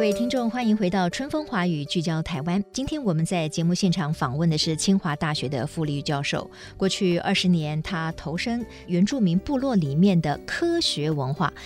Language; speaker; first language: Chinese; non-native, local second language; Min Nan Chinese